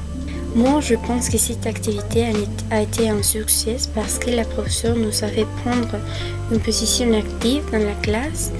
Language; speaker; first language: French; non-native, fluent; Spanish